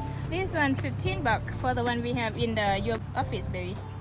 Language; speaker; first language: English; non-native, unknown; Thai